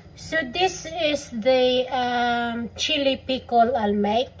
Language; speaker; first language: English; non-native, local second language; Filipino